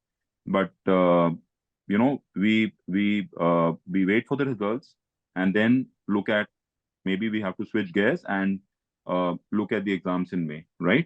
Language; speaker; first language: English; non-native, local second language; Hindi